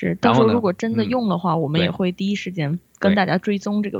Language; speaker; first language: Chinese; native; Chinese